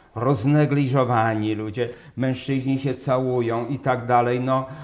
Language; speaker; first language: Polish; native; Polish